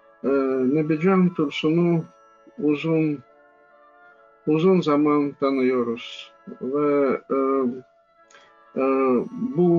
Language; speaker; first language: Turkish; non-native, fluent; Russian